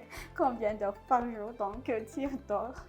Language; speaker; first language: French; non-native, local second language; Malagasy